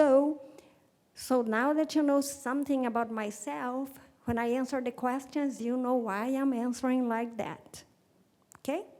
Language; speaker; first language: English; non-native, fluent; Portuguese